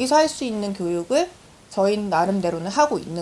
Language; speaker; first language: Korean; native; Korean